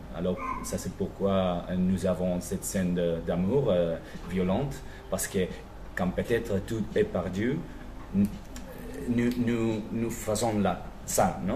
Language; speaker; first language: French; non-native, fluent; Spanish